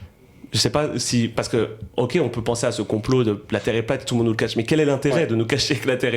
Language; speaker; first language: French; native; French